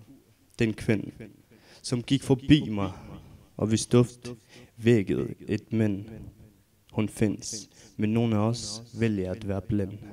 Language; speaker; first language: Danish; early bilingual, other home language; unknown